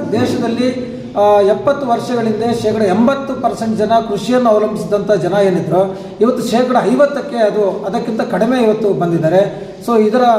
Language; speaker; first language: Kannada; native; Kannada